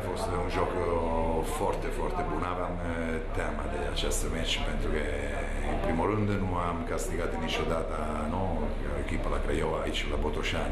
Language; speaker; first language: Romanian; non-native, fluent; Italian